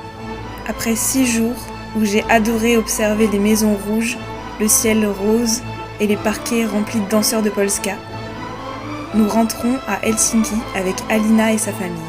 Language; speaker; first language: French; native; French